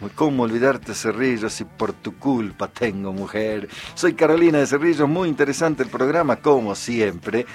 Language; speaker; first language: Spanish; native; Spanish